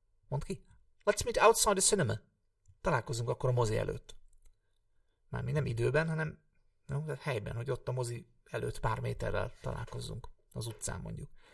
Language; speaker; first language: Hungarian; native; Hungarian